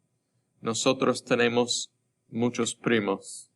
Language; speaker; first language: Spanish; non-native, fluent; English